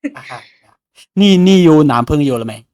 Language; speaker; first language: Chinese; non-native, fluent; Lao